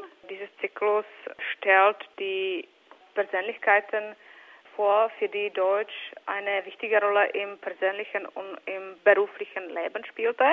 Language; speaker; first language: German; non-native, fluent; Czech